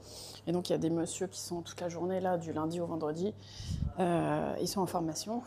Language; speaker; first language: French; native; French